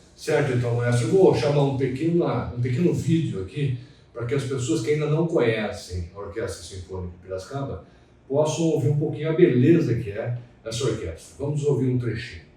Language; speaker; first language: Portuguese; native; Portuguese